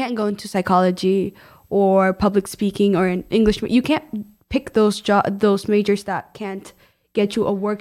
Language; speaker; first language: English; non-native, fluent; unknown